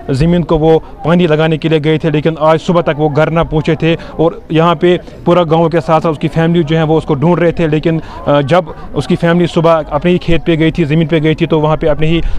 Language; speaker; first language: Urdu; non-native, local second language; Kashmiri